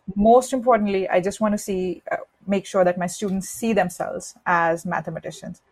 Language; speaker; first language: English; non-native, local second language; Hindi